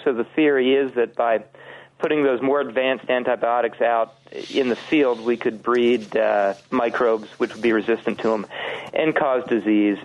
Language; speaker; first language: English; native; English